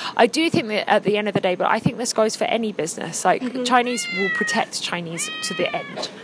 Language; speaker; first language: English; native; English